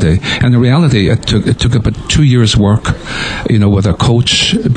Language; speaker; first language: English; native; English